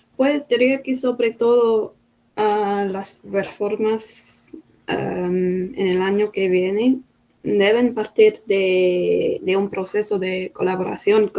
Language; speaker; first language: Spanish; non-native, fluent; English